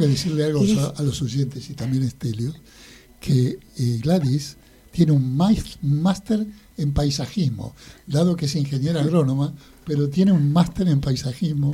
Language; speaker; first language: Spanish; native; Spanish